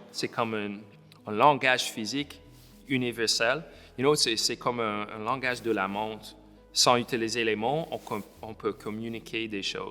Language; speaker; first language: French; non-native, local second language; English